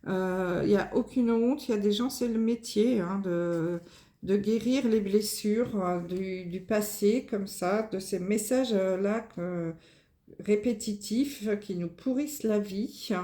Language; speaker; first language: French; native; French